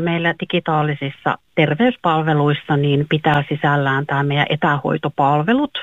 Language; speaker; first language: Finnish; native; Finnish